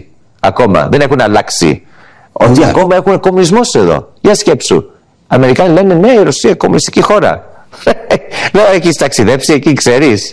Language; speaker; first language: Greek; early bilingual, heritage; Greek